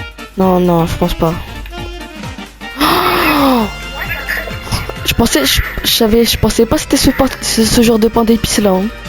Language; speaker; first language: French; native; French